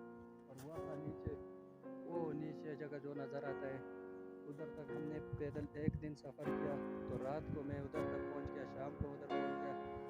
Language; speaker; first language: Hindi; non-native, local second language; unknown